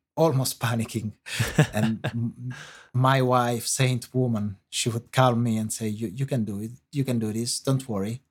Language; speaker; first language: English; non-native, fluent; Italian